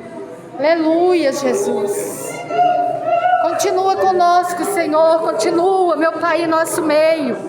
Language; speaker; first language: Portuguese; native; Portuguese